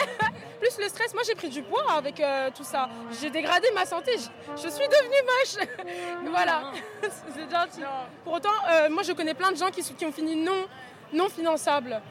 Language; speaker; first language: French; native; French